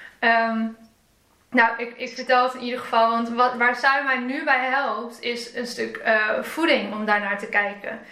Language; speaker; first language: Dutch; native; Dutch